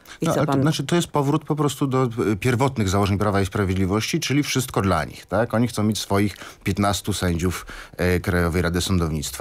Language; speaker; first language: Polish; native; Polish